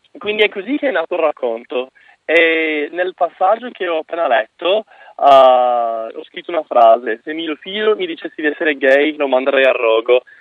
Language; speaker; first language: Italian; non-native, fluent; English